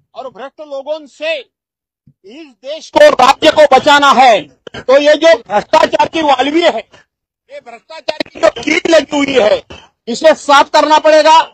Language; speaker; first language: Hindi; non-native, local second language; Marathi